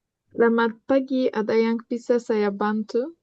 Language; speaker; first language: Indonesian; non-native, learner; Turkish